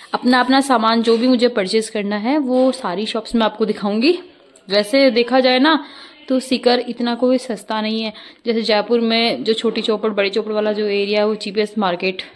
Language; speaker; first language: Hindi; non-native, local second language; Rajasthani